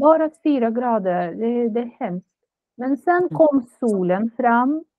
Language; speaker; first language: Swedish; non-native, fluent; Russian